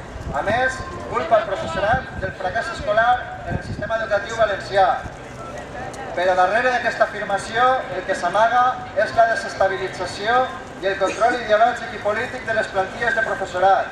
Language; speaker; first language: Catalan; native; Catalan